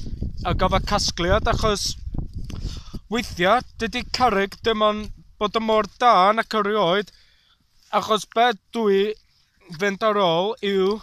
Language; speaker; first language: Welsh; non-native, learner; English